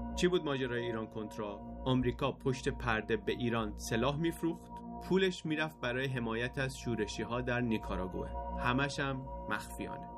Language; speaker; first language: Persian; native; Persian